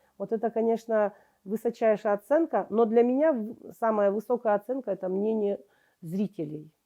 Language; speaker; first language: Russian; non-native, local second language; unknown